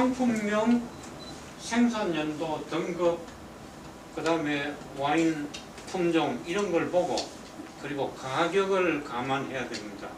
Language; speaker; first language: Korean; native; Korean